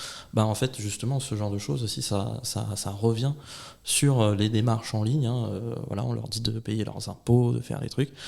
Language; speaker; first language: French; native; French